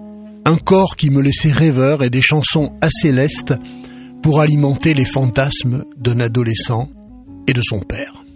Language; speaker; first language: French; native; French